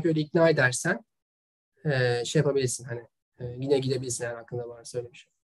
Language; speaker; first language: Turkish; native; Turkish